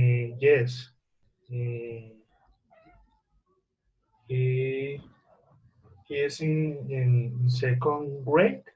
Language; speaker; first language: English; non-native, learner; Spanish